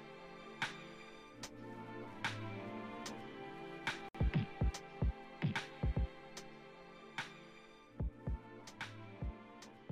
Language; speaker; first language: English; native; English